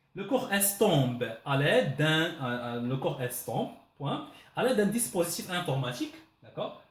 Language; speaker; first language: French; non-native, local second language; Arabic